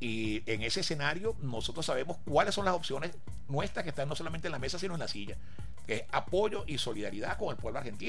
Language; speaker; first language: Spanish; native; Spanish